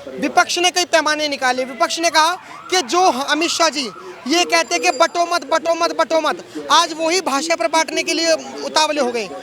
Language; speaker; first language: Hindi; native; Hindi